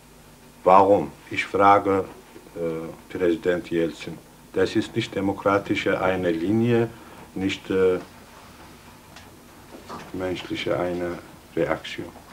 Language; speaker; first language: German; non-native, learner; Adyghe